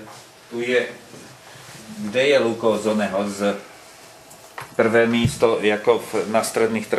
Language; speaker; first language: Polish; non-native, learner; Slovak